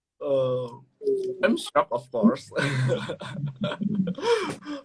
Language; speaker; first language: English; non-native, learner; Indonesian